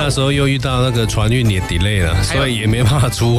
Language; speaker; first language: Chinese; native; Chinese